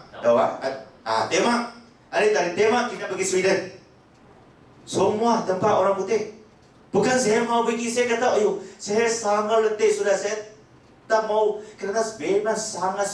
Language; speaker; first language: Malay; non-native, local second language; Chinese